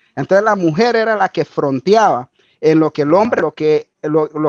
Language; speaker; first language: Spanish; native; Spanish